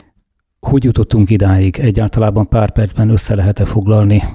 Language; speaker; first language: Hungarian; native; Hungarian